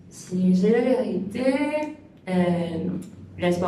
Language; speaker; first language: French; non-native, learner; Spanish